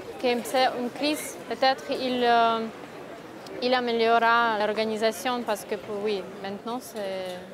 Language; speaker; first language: French; non-native, fluent; Ukrainian